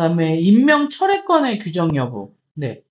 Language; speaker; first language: Korean; native; Korean